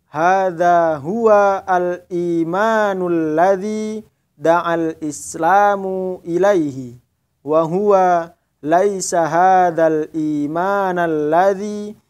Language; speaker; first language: Arabic; non-native, fluent; Indonesian